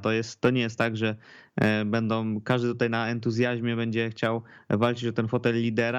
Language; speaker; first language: Polish; native; Polish